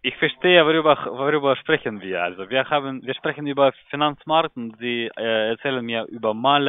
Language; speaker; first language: German; non-native, learner; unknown